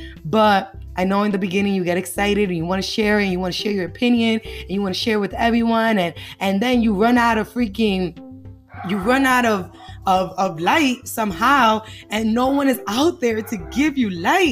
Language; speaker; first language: English; native; English